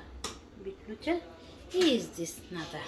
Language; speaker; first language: Russian; non-native, learner; Bangla